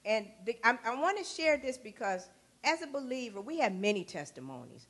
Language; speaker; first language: English; native; English